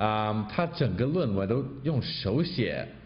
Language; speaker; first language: Chinese; non-native, fluent; English